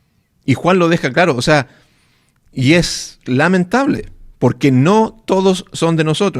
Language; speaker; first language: Spanish; native; Spanish